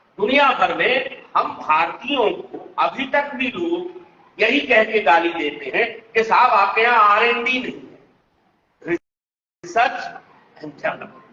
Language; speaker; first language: Hindi; native; Hindi